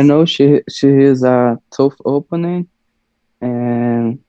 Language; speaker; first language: English; non-native, learner; Portuguese